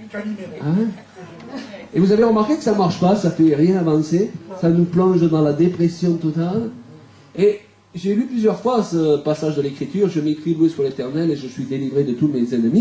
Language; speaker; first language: French; native; French